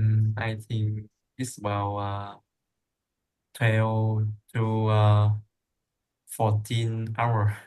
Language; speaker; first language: English; non-native, learner; Vietnamese